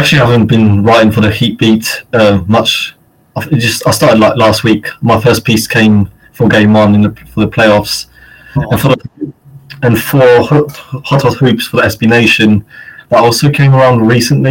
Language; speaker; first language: English; native; English